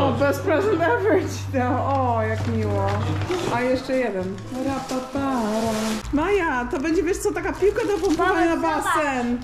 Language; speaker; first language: Polish; native; Polish